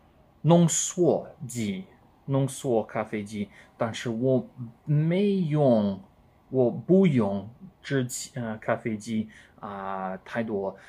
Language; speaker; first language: Chinese; non-native, learner; English